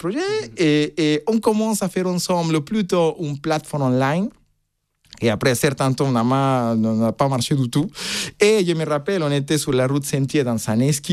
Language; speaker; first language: French; non-native, fluent; Spanish